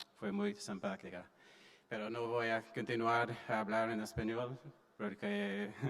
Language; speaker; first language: Spanish; non-native, learner; English